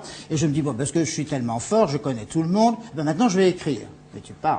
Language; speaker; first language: French; native; French